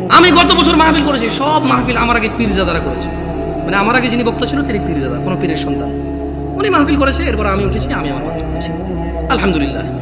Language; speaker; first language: Bangla; early bilingual, heritage; Bangla